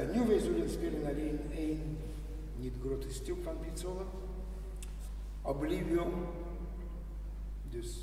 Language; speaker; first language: German; non-native, learner; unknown